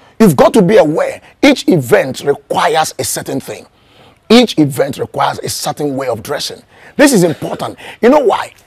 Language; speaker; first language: English; non-native, local second language; Igbo